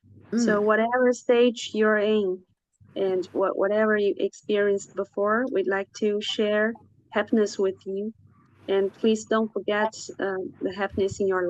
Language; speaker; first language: English; non-native, fluent; Chinese